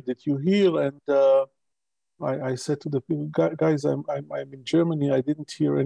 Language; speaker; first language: English; non-native, local second language; Hebrew